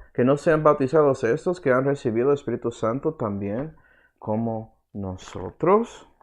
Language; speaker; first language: Spanish; early bilingual, heritage; Spanish